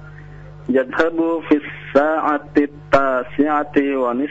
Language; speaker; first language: Arabic; non-native, learner; Indonesian